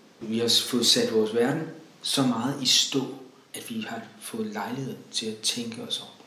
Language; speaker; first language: Danish; native; Danish